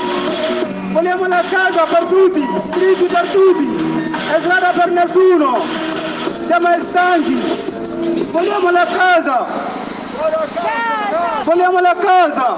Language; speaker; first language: Italian; non-native, learner; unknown